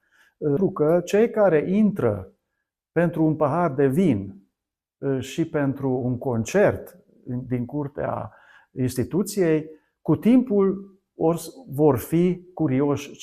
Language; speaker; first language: Romanian; non-native, local second language; Hungarian